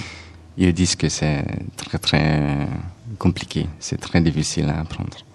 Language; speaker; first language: French; non-native, fluent; Hungarian